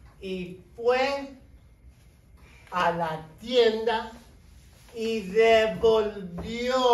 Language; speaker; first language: Spanish; non-native, fluent; English